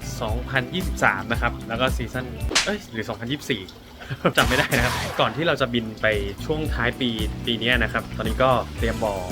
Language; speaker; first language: Thai; native; Thai